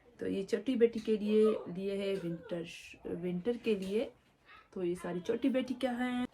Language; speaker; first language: Urdu; non-native, local second language; Pashto